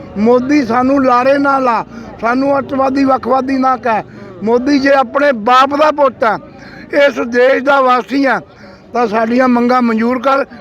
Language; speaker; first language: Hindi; non-native, local second language; Punjabi